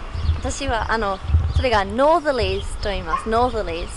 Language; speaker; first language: Japanese; non-native, fluent; English